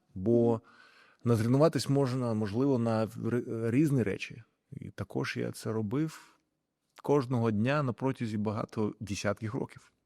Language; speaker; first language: Ukrainian; non-native, local second language; Russian